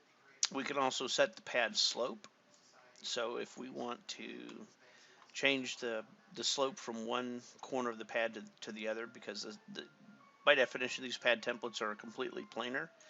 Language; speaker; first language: English; native; English